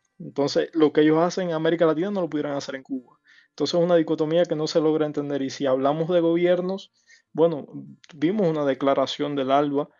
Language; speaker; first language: Spanish; native; Spanish